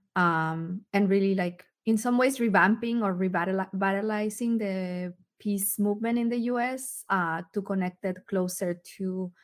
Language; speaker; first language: English; early bilingual, other home language; Spanish